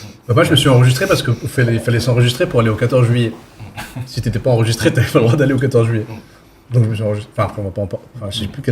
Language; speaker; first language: French; native; French